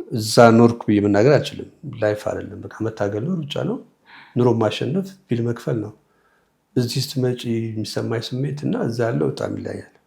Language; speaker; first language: Amharic; native; Amharic